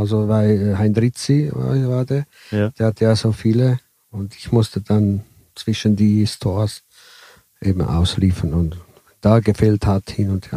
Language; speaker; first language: German; early bilingual, heritage; Italian